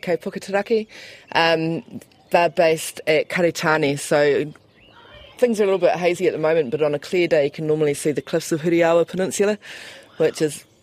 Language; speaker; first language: English; native; English